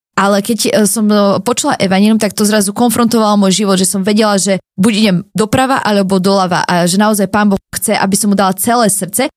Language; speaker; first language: Slovak; native; Slovak